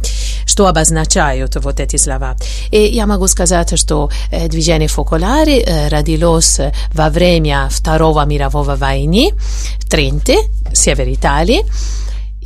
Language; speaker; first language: Russian; non-native, fluent; Italian